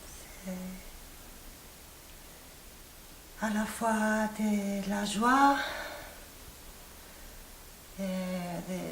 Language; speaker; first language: French; non-native, fluent; Spanish